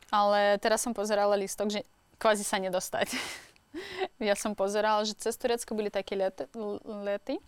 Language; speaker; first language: Slovak; non-native, learner; Russian